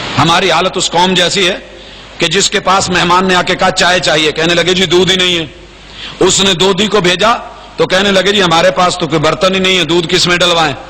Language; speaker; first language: Urdu; non-native, local second language; Punjabi